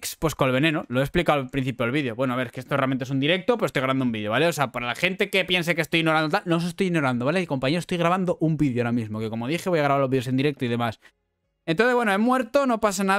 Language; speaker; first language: Spanish; native; Spanish